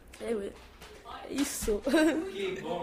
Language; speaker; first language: Portuguese; non-native, learner; French